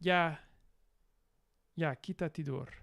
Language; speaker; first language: Indonesian; non-native, learner; English